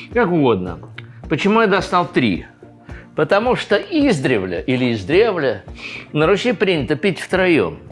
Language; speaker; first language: Russian; native; Russian